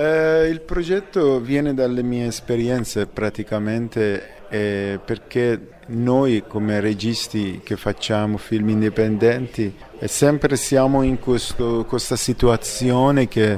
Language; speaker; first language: Italian; non-native, fluent; Persian